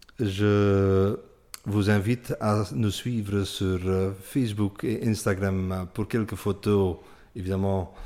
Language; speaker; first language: French; non-native, local second language; Dutch